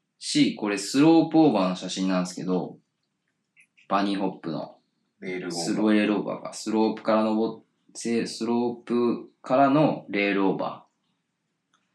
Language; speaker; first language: Japanese; native; Japanese